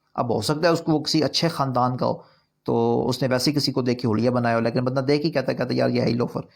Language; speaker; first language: Urdu; non-native, local second language; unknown